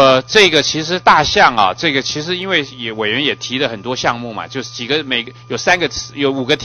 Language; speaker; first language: Chinese; native; Chinese